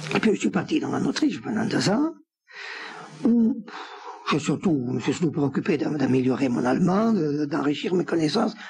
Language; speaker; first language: French; native; French